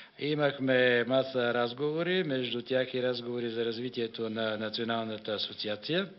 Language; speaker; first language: Bulgarian; native; Bulgarian